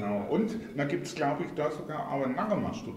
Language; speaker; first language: German; native; German